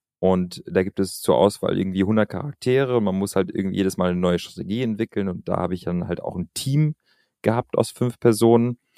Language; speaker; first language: German; early bilingual, other home language; Albanian